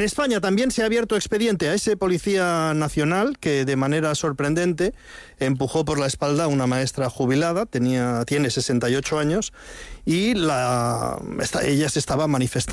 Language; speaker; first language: Spanish; native; Spanish